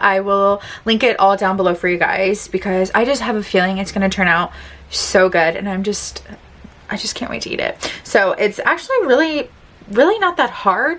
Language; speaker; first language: English; native; English